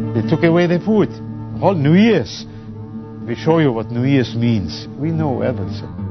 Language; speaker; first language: English; non-native, fluent; Polish